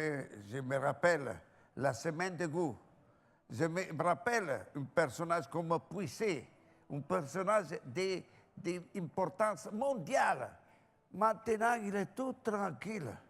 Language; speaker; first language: French; non-native, fluent; Italian